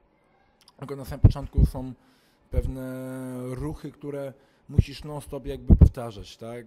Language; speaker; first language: Polish; native; Polish